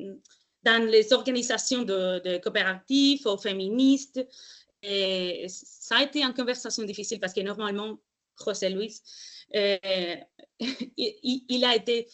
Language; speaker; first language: French; non-native, fluent; Spanish